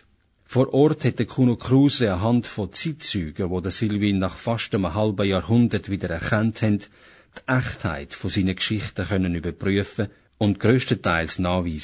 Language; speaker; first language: German; native; German